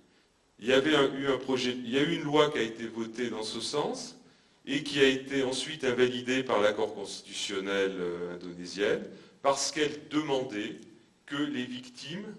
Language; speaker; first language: French; native; French